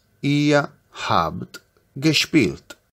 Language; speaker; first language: German; non-native, fluent; Italian